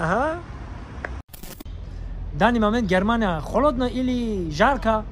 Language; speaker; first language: Russian; non-native, learner; Tajik